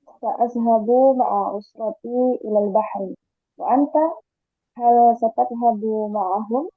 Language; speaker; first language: Arabic; non-native, learner; Indonesian